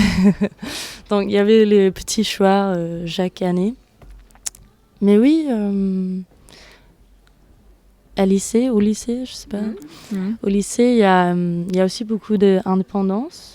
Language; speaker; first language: French; non-native, fluent; Danish